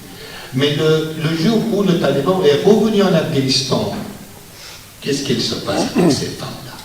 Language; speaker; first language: French; non-native, fluent; Persian